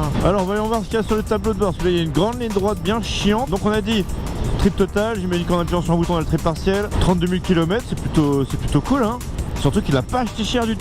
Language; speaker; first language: French; native; French